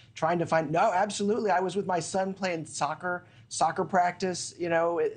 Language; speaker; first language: English; native; English